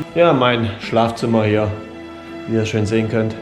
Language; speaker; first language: German; native; German